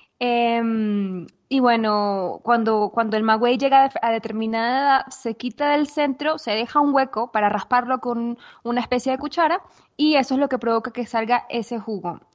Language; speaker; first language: Spanish; native; Spanish